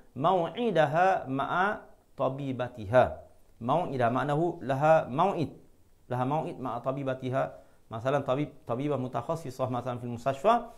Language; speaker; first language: Arabic; non-native, fluent; Malay